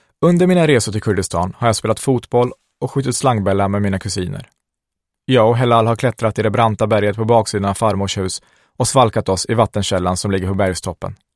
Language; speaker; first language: Swedish; early bilingual, other home language; Kurdish